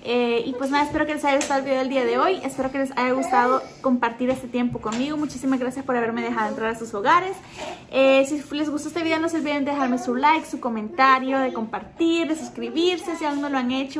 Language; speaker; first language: Spanish; native; Spanish